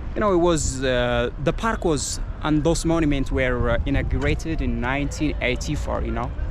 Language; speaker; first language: English; non-native, local second language; Amharic